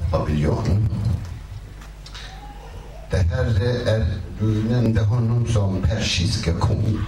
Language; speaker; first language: Swedish; non-native, fluent; Kurdish